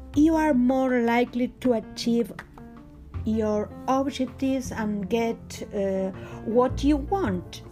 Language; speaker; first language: English; non-native, learner; Spanish